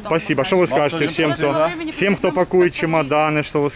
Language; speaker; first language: Russian; native; Russian